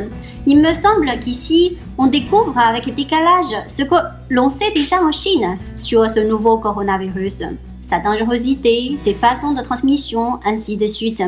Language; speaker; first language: French; non-native, fluent; Chinese